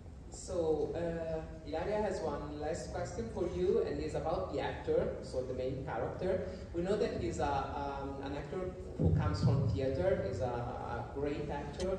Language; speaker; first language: English; non-native, fluent; Italian